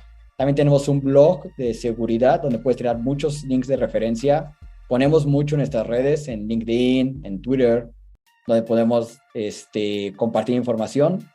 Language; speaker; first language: Spanish; native; Spanish